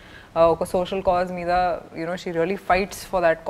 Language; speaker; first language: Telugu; non-native, fluent; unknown